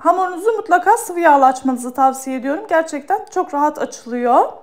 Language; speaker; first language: Turkish; native; Turkish